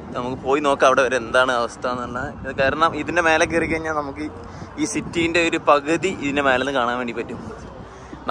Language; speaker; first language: English; non-native, local second language; Malayalam